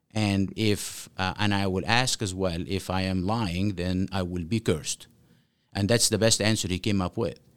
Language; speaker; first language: English; non-native, fluent; Arabic